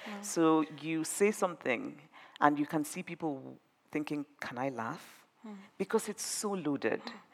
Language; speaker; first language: English; non-native, local second language; Igbo